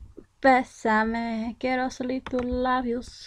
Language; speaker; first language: Spanish; non-native, learner; English